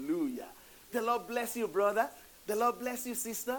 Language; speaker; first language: English; non-native, local second language; Yoruba